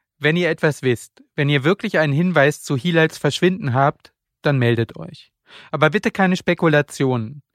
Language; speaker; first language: German; native; German